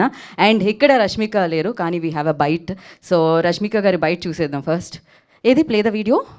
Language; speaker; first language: Telugu; native; Telugu